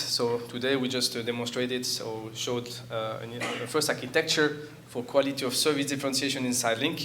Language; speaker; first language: English; non-native, fluent; French